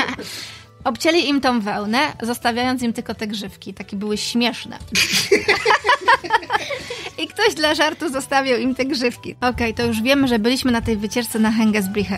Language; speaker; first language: Polish; native; Polish